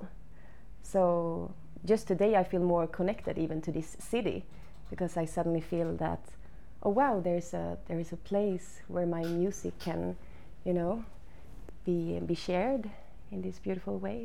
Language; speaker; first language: English; non-native, fluent; Swedish